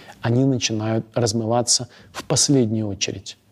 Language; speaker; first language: Russian; native; Russian